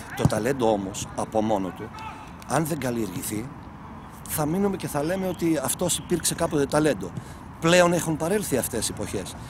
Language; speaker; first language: Greek; native; Greek